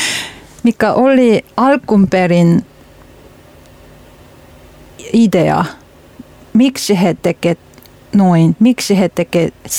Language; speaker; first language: Finnish; non-native, learner; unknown